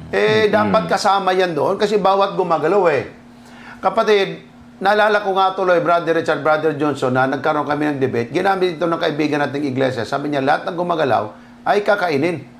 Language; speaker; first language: Filipino; native; Filipino